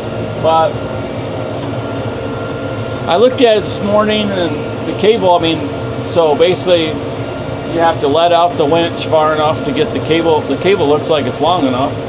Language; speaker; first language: English; native; English